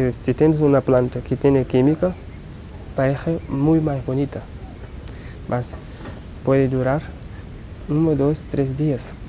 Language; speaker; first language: Spanish; non-native, learner; Portuguese